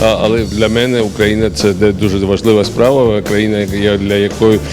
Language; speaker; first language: Ukrainian; non-native, learner; Georgian